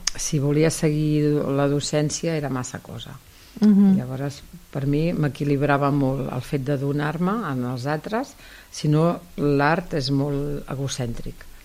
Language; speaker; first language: Catalan; native; Catalan